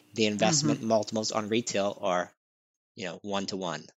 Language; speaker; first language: English; native; English